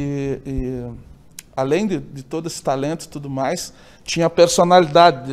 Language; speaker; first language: Portuguese; native; Portuguese